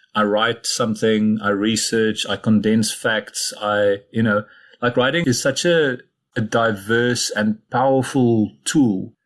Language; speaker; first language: English; non-native, local second language; Afrikaans